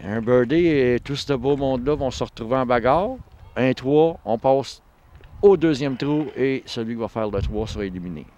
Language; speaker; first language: French; native; French